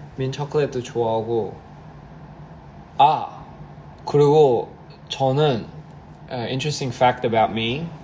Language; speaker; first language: Korean; early bilingual, heritage; Korean